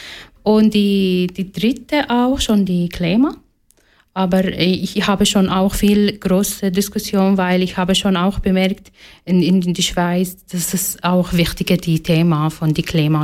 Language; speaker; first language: German; non-native, learner; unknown